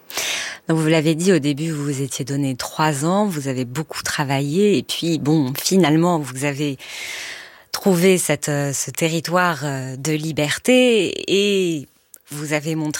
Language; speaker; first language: French; native; French